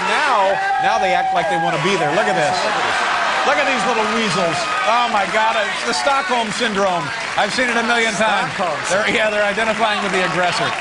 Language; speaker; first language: English; native; English